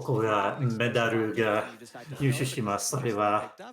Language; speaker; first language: Japanese; non-native, learner; English